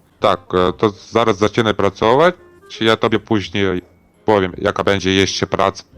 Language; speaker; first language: Polish; non-native, learner; Ukrainian